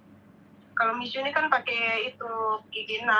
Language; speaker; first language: Indonesian; native; Indonesian